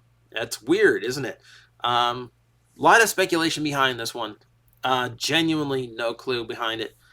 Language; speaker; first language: English; native; English